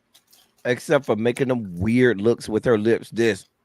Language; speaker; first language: English; native; English